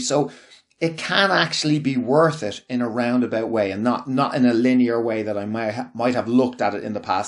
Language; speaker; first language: English; native; English